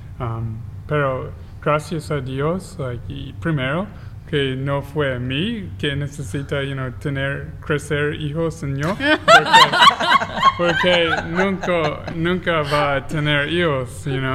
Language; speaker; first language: Spanish; non-native, learner; English